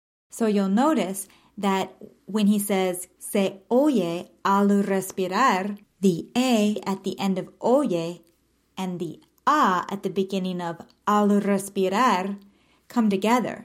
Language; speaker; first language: English; native; English